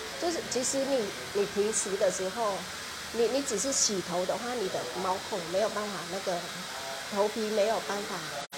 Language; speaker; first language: Chinese; non-native, fluent; Vietnamese